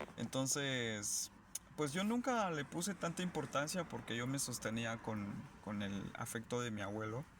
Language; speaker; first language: Spanish; non-native, local second language; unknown